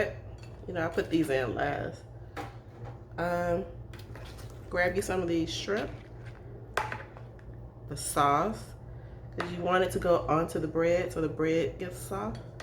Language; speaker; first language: English; native; English